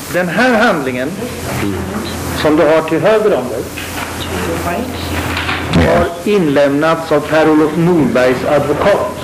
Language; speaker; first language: Swedish; native; Swedish